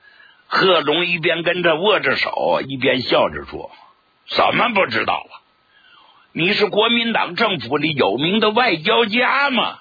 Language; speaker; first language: Chinese; native; Chinese